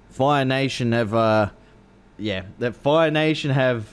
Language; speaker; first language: English; native; English